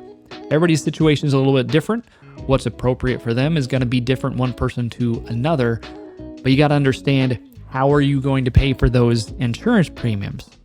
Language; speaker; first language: English; native; English